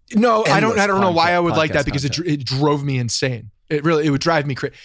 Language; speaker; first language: English; native; English